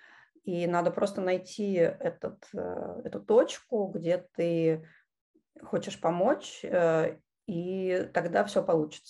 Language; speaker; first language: Russian; native; Russian